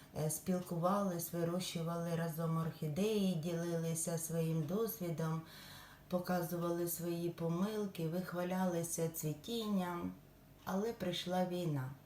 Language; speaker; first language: Ukrainian; native; Ukrainian